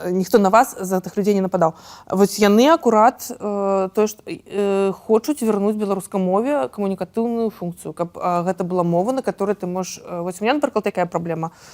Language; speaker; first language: Belarusian; non-native, local second language; Russian